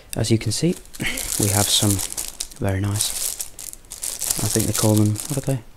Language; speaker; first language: English; native; English